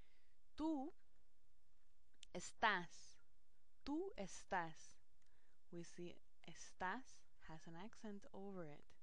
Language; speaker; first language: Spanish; non-native, fluent; English